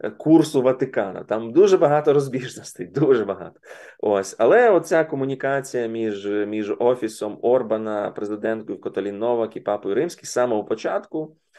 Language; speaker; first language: Ukrainian; native; Ukrainian